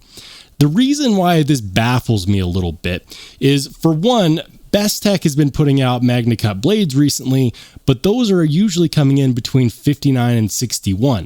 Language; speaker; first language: English; native; English